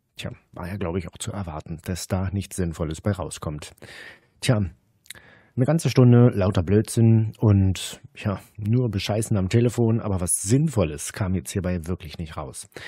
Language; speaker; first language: German; native; German